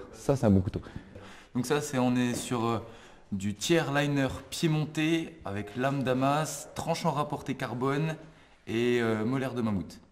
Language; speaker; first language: French; native; French